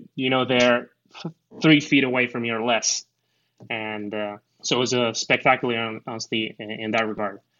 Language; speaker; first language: English; non-native, fluent; Spanish